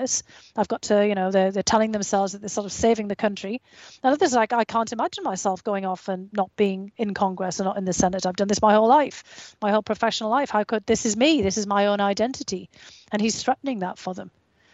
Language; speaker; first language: English; native; English